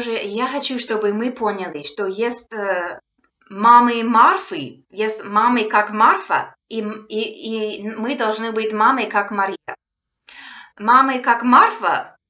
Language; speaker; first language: Russian; non-native, fluent; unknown